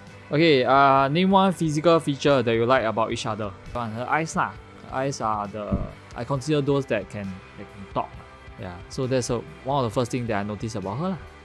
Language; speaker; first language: English; non-native, local second language; Chinese